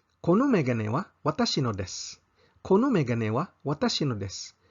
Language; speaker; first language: Japanese; non-native, fluent; Cebuano